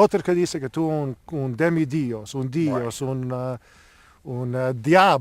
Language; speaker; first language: Spanish; non-native, learner; Italian